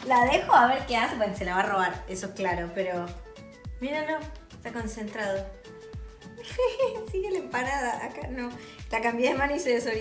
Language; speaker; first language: Spanish; native; Spanish